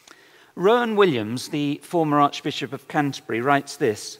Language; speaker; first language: English; native; English